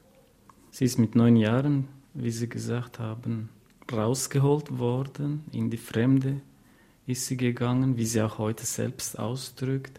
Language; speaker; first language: German; non-native, fluent; Kurdish